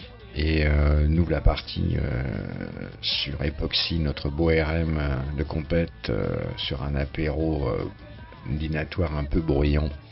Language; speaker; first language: French; native; French